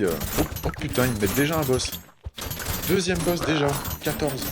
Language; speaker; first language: French; native; French